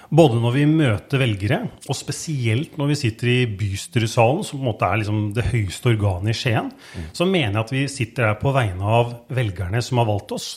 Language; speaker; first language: Norwegian; native; Norwegian